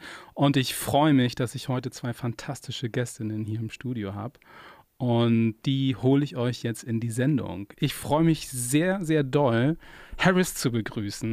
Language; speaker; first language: German; native; German